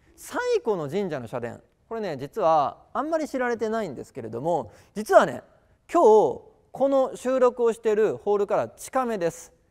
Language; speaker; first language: Japanese; native; Japanese